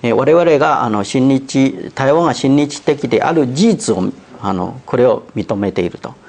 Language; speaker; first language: Japanese; non-native, fluent; Chinese